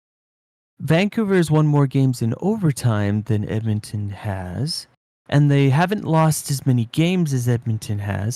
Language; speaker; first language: English; native; English